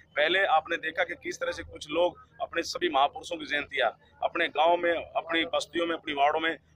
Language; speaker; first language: Hindi; native; Hindi